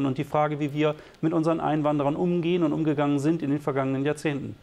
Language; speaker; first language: German; native; German